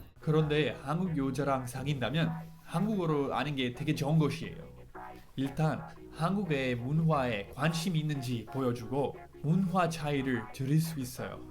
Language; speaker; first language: Korean; non-native, fluent; English